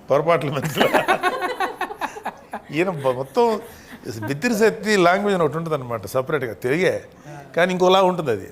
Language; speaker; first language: Telugu; native; Telugu